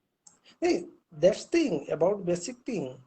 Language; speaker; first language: English; non-native, learner; Bangla